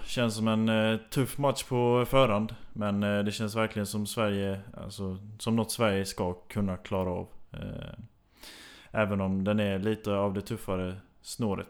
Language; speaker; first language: Swedish; native; Swedish